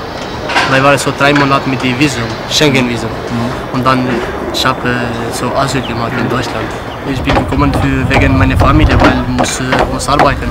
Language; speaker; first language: German; non-native, learner; Albanian